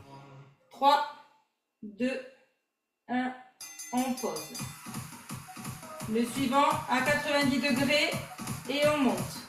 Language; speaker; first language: French; native; French